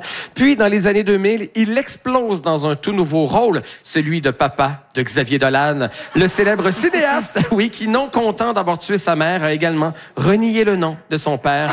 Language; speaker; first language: French; native; French